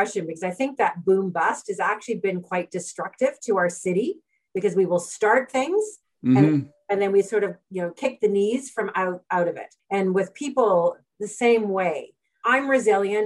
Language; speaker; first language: English; native; English